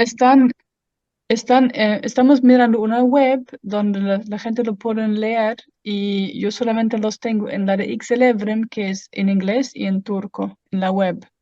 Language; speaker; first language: Spanish; non-native, fluent; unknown